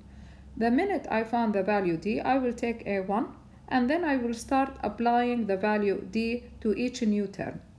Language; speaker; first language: English; non-native, fluent; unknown